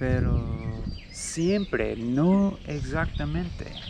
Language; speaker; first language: Spanish; non-native, learner; English